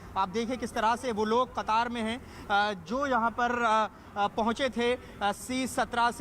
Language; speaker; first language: Hindi; native; Hindi